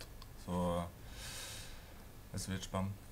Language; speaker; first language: German; non-native, fluent; Norwegian